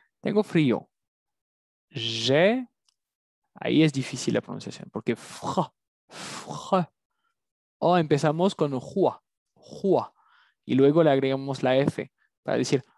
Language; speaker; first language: Spanish; non-native, fluent; French